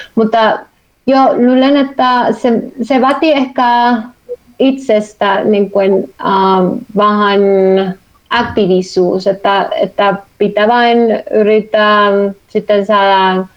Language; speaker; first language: Finnish; non-native, fluent; Spanish